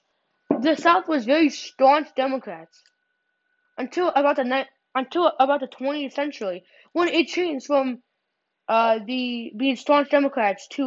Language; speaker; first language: English; native; English